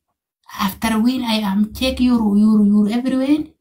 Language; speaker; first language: English; non-native, learner; Amharic